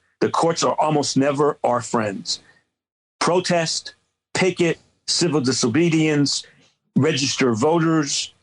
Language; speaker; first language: English; native; English